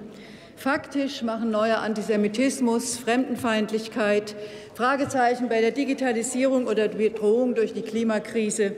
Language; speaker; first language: German; native; German